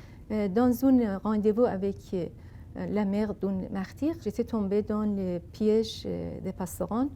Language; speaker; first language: French; non-native, fluent; Persian